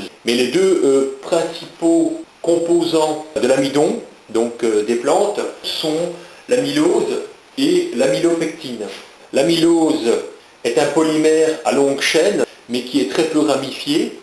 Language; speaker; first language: French; native; French